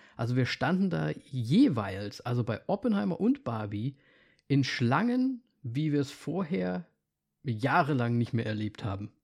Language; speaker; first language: German; native; German